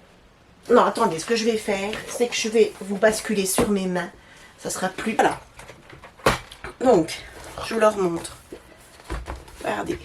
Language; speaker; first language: French; native; French